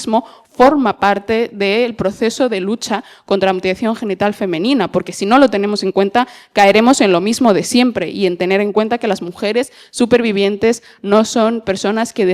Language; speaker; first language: Spanish; native; Spanish